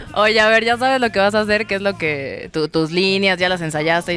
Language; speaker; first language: Spanish; native; Spanish